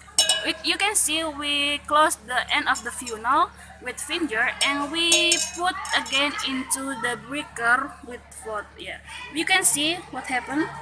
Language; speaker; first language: English; non-native, learner; Indonesian